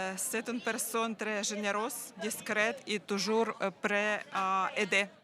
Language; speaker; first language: French; non-native, learner; Ukrainian